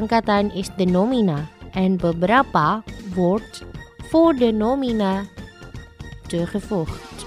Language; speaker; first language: Dutch; non-native, fluent; Indonesian